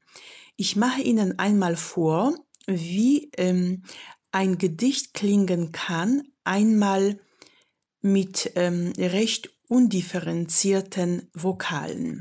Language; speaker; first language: German; non-native, fluent; Polish